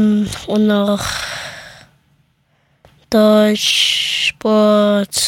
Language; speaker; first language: German; early bilingual, other home language; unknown